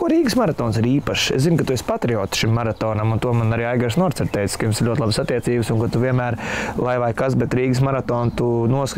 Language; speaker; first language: Latvian; native; Latvian